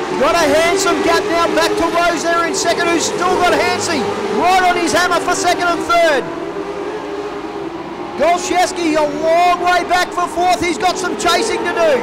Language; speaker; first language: English; native; English